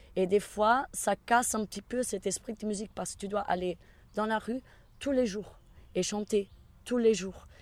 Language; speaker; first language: French; non-native, fluent; Portuguese